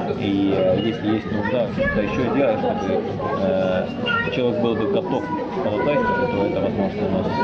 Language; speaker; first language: Russian; non-native, local second language; Estonian